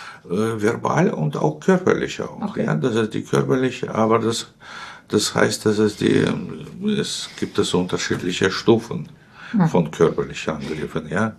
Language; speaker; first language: German; non-native, fluent; Russian